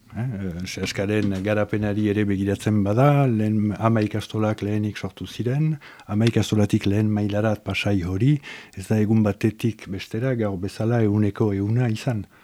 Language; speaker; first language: Basque; native; Basque